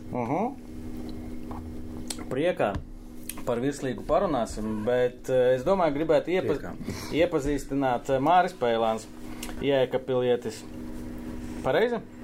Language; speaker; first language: Latvian; native; Latvian